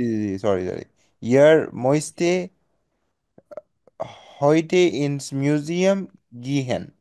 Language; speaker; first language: German; non-native, learner; Bangla